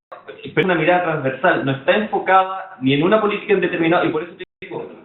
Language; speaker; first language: Spanish; native; Spanish